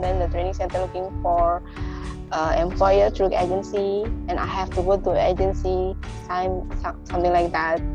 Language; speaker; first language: English; non-native, local second language; Indonesian